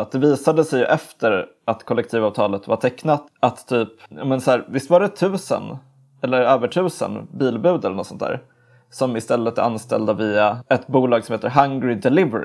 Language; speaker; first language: Swedish; native; Swedish